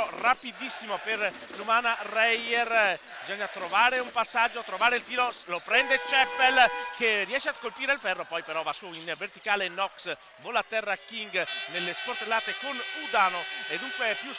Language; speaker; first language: Italian; native; Italian